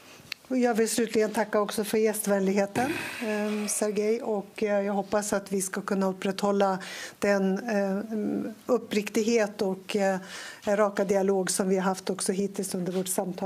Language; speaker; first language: Swedish; native; Swedish